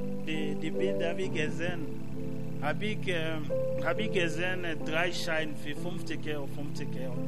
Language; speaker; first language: German; non-native, learner; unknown